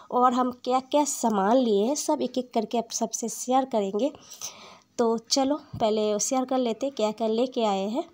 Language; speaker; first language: Hindi; non-native, local second language; Bangla